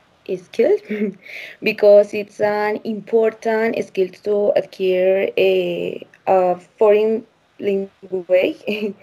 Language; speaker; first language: English; non-native, learner; Spanish